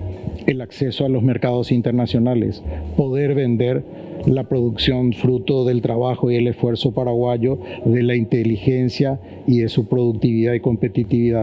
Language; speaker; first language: Spanish; native; Spanish